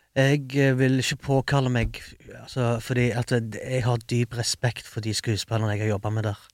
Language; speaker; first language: Norwegian; early bilingual, other home language; Arabic